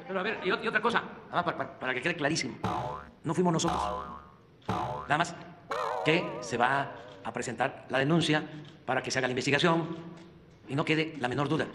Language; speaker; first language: Spanish; native; Spanish